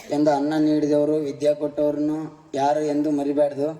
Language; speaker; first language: Kannada; non-native, fluent; Telugu